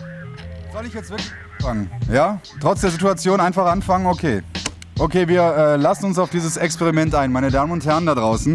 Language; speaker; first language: German; native; German